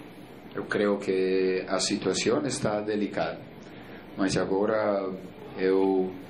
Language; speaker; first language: Portuguese; non-native, fluent; Spanish